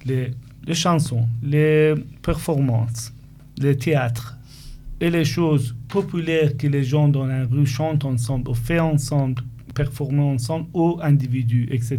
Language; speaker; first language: French; non-native, fluent; Persian